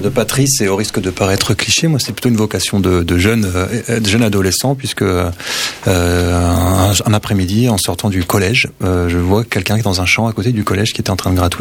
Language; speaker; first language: French; native; French